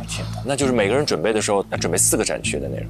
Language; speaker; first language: Chinese; native; Chinese